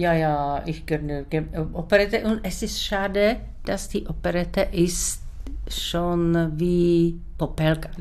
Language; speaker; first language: German; non-native, learner; Czech